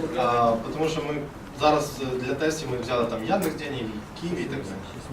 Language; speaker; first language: Ukrainian; non-native, local second language; Russian